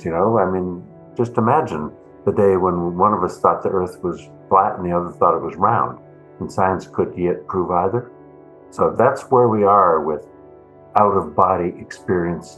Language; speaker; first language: English; native; English